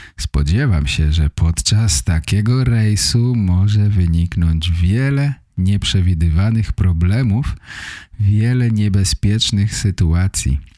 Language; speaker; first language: Polish; native; Polish